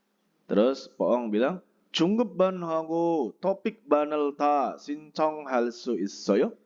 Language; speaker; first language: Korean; non-native, fluent; Indonesian